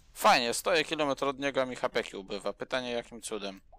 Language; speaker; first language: Polish; native; Polish